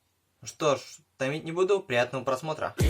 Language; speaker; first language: Russian; native; Russian